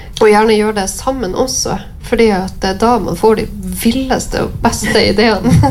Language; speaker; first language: Norwegian; native; Norwegian